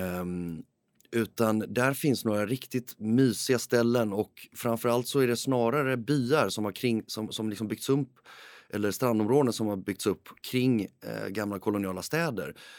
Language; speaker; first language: Swedish; early bilingual, heritage; Swedish